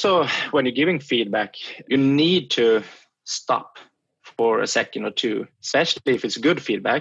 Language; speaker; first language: English; non-native, fluent; Swedish